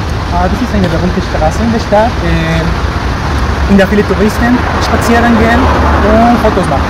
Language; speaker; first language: German; non-native, learner; Spanish